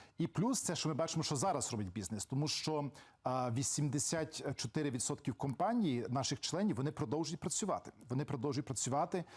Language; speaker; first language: Ukrainian; early bilingual, heritage; Ukrainian